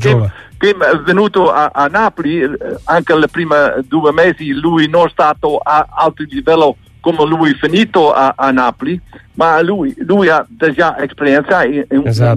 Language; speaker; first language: Italian; non-native, learner; Dutch